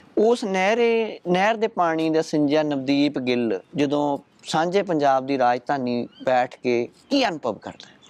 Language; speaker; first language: Punjabi; native; Punjabi